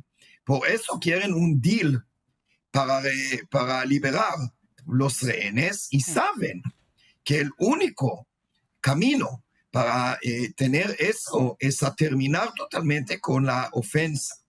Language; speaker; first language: Spanish; non-native, fluent; Hebrew